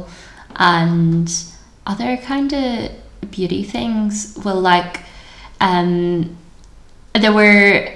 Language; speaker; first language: English; native; English